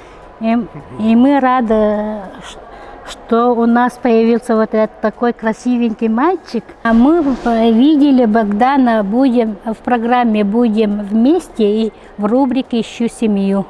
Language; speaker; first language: Russian; non-native, local second language; Yakut